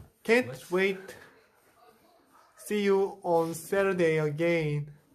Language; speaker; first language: English; non-native, learner; Korean